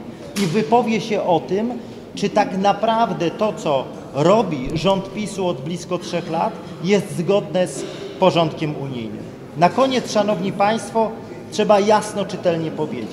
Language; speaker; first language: Polish; native; Polish